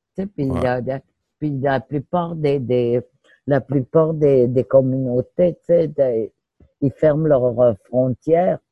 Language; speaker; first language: French; native; French